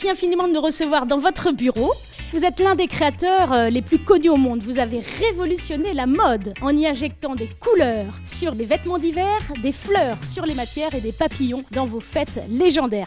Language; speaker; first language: French; native; French